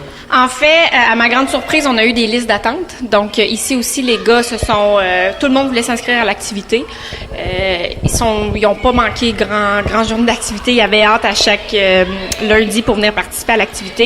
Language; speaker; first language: French; native; French